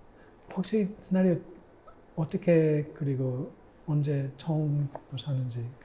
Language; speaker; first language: Korean; non-native, fluent; English